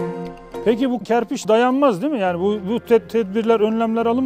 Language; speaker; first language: Turkish; native; Turkish